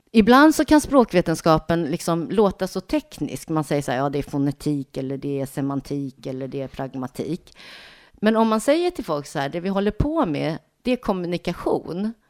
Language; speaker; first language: Swedish; native; Swedish